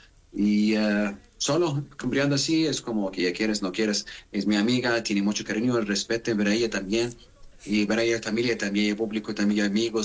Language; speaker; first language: Spanish; non-native, learner; Arabic